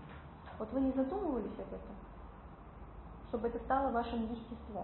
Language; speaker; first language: Russian; native; Russian